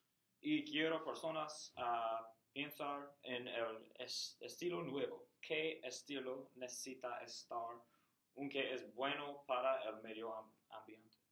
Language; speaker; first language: Spanish; non-native, learner; English